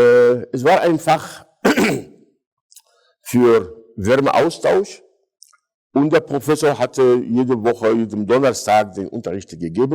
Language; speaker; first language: German; non-native, fluent; Arabic